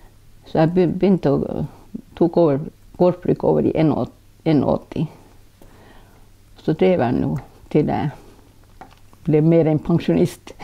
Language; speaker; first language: Norwegian; non-native, local second language; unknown